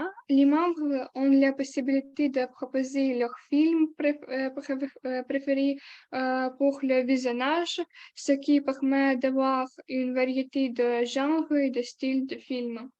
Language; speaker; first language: French; non-native, learner; Ukrainian